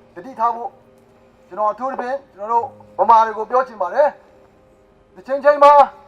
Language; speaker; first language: Burmese; non-native, local second language; Kachin